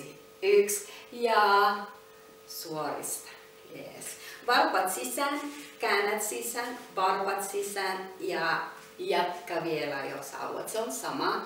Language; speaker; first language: Finnish; non-native, learner; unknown